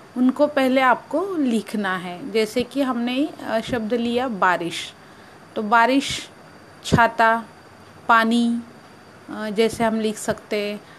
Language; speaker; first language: Hindi; non-native, local second language; Marathi